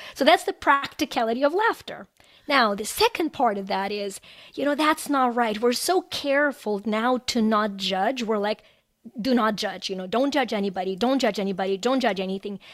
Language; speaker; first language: English; non-native, fluent; Ukrainian